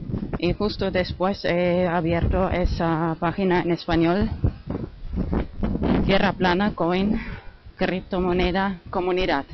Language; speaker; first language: Spanish; non-native, fluent; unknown